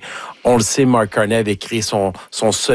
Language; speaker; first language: French; native; French